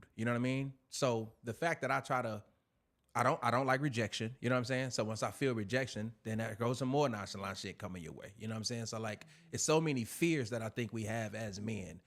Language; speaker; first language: English; native; English